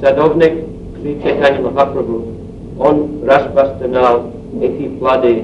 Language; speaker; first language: Russian; non-native, learner; English